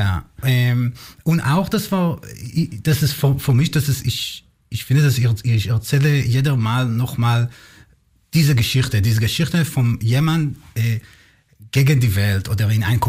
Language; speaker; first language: German; non-native, learner; Hebrew